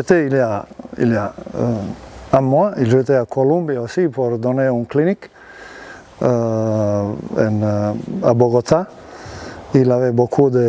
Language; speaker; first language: French; non-native, learner; Serbian